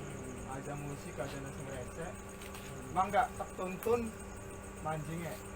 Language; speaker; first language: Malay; non-native, local second language; Javanese